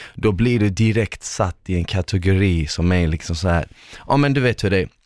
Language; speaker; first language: Swedish; early bilingual, other home language; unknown